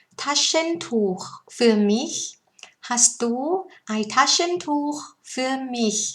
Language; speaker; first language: German; non-native, learner; Thai